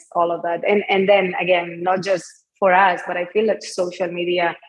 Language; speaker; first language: English; non-native, fluent; Spanish